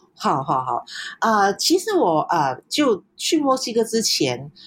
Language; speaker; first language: Chinese; non-native, fluent; Cantonese